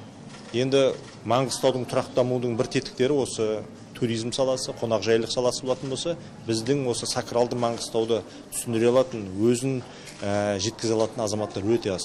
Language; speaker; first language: Kazakh; native; Kazakh